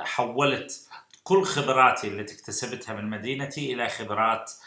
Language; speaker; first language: Arabic; native; Arabic